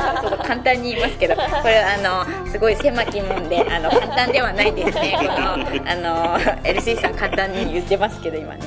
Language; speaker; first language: Japanese; native; Japanese